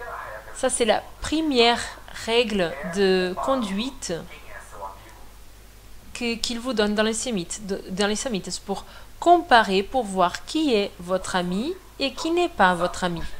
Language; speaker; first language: French; non-native, fluent; Portuguese